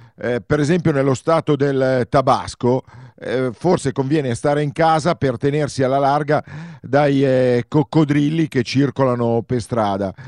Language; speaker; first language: Italian; native; Italian